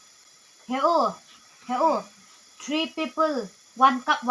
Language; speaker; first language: English; non-native, learner; Thado Chin